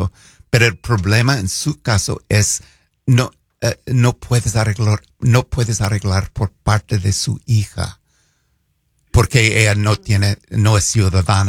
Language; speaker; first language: Spanish; non-native, fluent; English